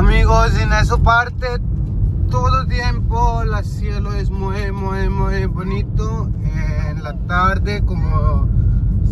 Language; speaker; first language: Spanish; non-native, learner; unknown